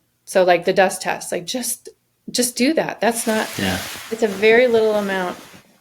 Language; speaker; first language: English; native; English